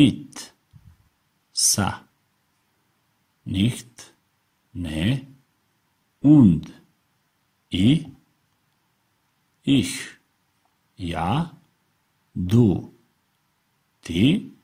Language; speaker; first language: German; non-native, fluent; Serbian